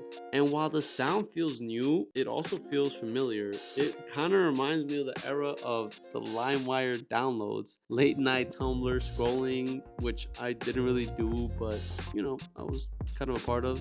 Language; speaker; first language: English; native; English